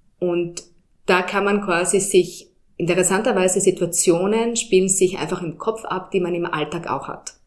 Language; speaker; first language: German; early bilingual, heritage; German